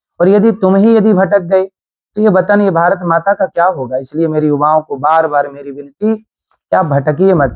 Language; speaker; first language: Hindi; native; Hindi